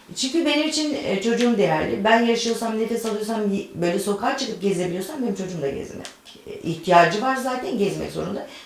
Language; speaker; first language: Turkish; native; Turkish